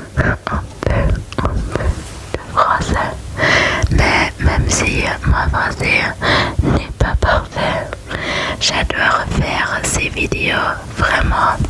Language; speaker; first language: French; non-native, learner; German